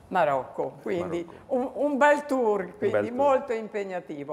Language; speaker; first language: Italian; native; Italian